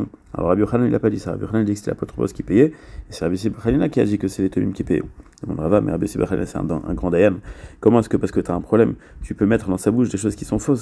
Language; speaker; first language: French; native; French